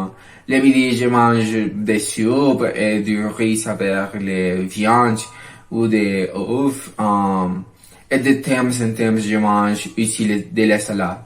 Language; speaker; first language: French; non-native, learner; Spanish